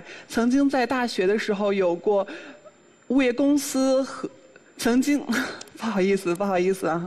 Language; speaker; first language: Chinese; native; Chinese